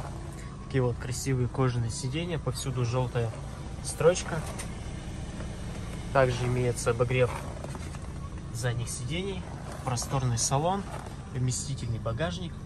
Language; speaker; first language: Russian; native; Russian